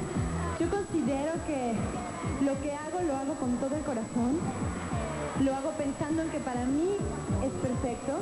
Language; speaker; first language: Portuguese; non-native, learner; Spanish